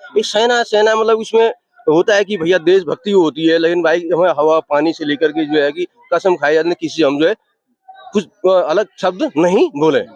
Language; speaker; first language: Hindi; native; Hindi